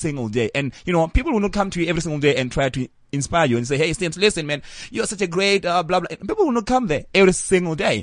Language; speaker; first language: English; non-native, local second language; Northern Sotho